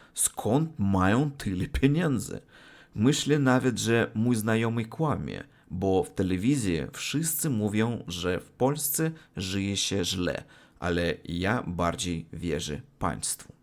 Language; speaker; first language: Polish; non-native, learner; Russian